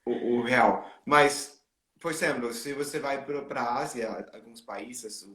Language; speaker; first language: Portuguese; non-native, learner; German